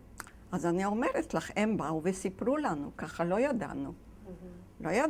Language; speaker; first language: Hebrew; non-native, fluent; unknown